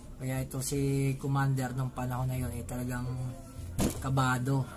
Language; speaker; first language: Filipino; native; Filipino